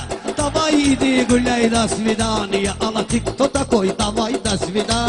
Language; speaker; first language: Russian; non-native, learner; Talysh